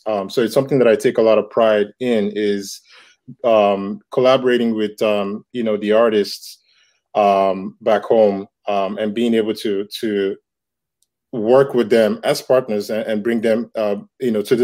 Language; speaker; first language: English; non-native, local second language; Yoruba